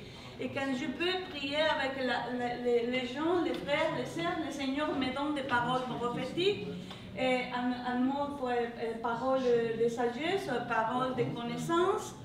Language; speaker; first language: French; non-native, learner; English